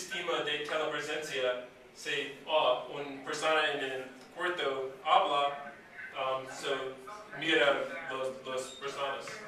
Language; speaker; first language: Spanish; non-native, learner; English